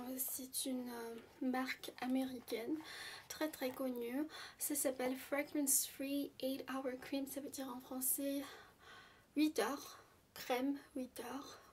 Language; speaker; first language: French; non-native, fluent; Armenian